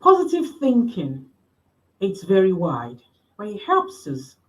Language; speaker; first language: English; non-native, local second language; Yoruba